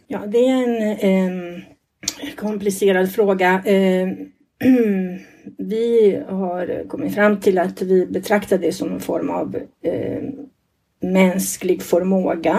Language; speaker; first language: Swedish; non-native, fluent; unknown